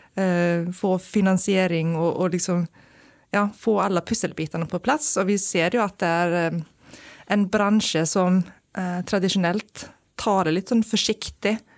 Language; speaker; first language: Norwegian; non-native, fluent; Icelandic